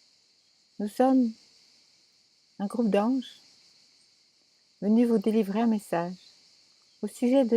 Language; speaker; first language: French; native; French